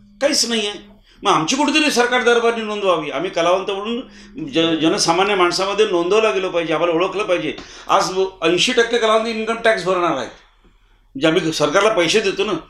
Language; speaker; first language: Marathi; native; Marathi